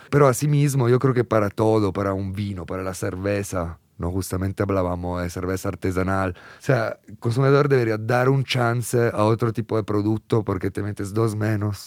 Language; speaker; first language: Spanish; non-native, fluent; Italian